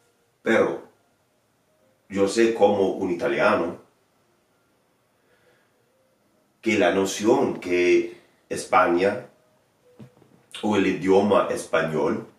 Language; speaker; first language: Spanish; non-native, fluent; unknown